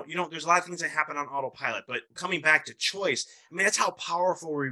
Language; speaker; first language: English; native; English